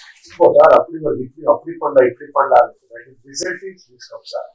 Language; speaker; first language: Tamil; non-native, learner; Kannada